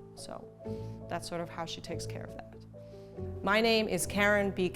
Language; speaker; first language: English; early bilingual, other home language; Cantonese